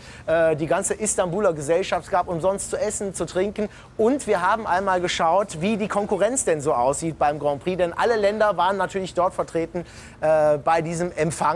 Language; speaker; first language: German; native; German